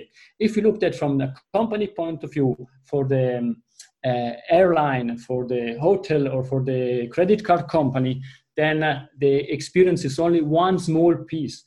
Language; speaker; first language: English; non-native, fluent; Italian